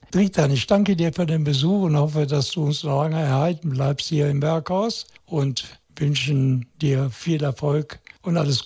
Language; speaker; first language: German; native; German